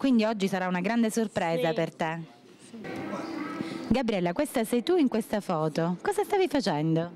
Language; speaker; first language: Italian; native; Italian